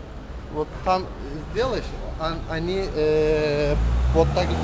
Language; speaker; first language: Russian; non-native, learner; Azerbaijani